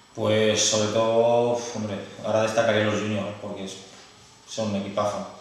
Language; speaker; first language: Spanish; native; Spanish